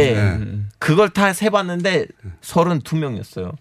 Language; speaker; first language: Korean; non-native, fluent; Turkish